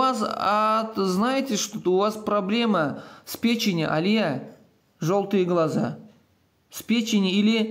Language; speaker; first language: Russian; non-native, local second language; Uzbek